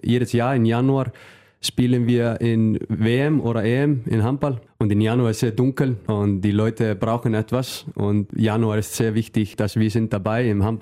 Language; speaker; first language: German; non-native, learner; Icelandic